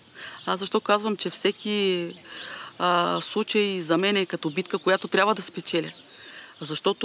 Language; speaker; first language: Bulgarian; native; Bulgarian